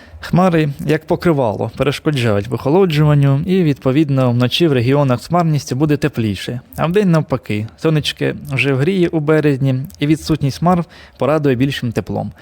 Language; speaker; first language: Ukrainian; native; Ukrainian